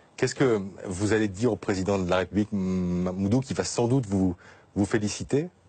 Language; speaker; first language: French; native; French